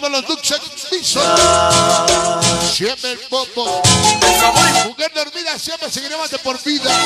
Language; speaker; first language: Spanish; native; Spanish